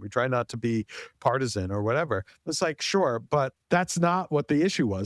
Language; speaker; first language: English; native; English